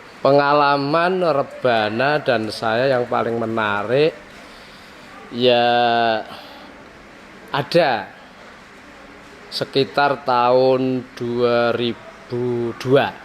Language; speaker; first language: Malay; non-native, local second language; Javanese